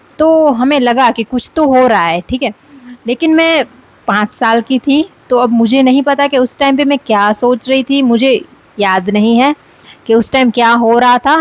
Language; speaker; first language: Hindi; non-native, local second language; Gujarati